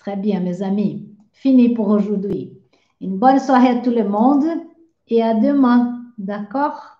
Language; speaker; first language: French; non-native, fluent; Portuguese